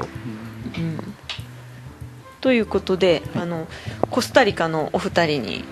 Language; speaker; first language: Japanese; native; Japanese